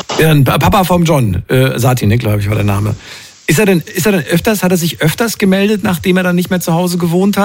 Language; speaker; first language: German; native; German